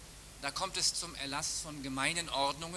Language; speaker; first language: German; native; German